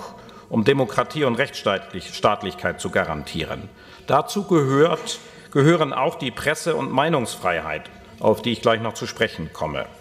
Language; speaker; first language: German; native; German